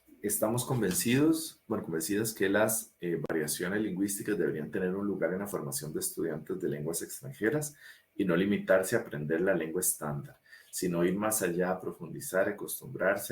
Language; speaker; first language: Spanish; native; Spanish